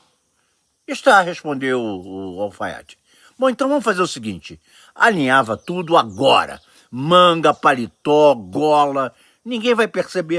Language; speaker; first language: Portuguese; native; Portuguese